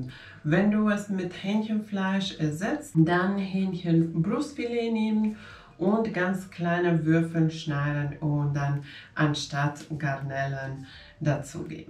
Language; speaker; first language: German; non-native, fluent; Finnish